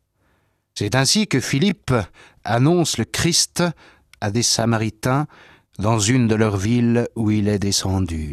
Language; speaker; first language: French; native; French